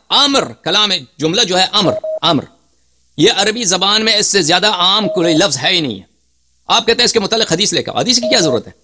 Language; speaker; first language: Urdu; non-native, fluent; Persian